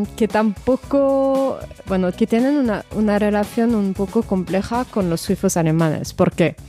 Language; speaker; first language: Spanish; non-native, fluent; French